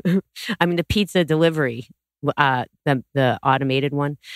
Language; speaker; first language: English; native; English